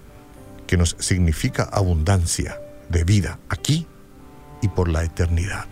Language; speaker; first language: Spanish; native; Spanish